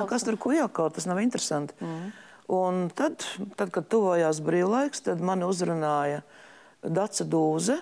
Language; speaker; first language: Latvian; native; Latvian